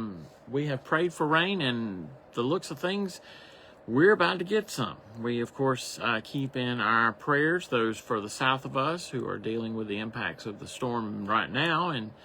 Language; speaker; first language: English; native; English